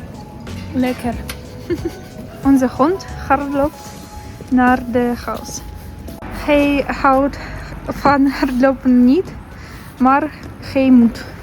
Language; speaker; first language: Dutch; non-native, learner; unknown